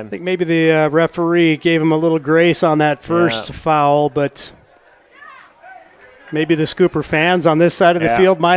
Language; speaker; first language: English; native; English